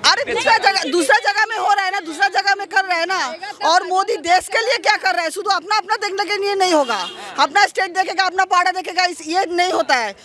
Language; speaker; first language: Hindi; non-native, local second language; Bangla